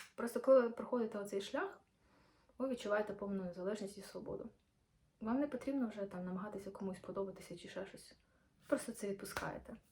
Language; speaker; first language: Ukrainian; non-native, local second language; Russian